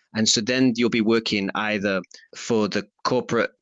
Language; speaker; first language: English; native; English